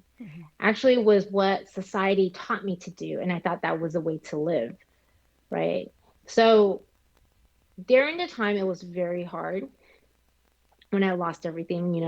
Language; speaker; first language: English; early bilingual, other home language; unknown